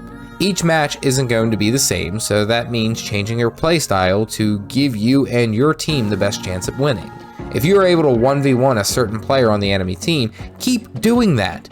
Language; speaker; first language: English; native; English